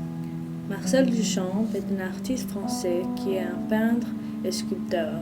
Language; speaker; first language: French; non-native, learner; English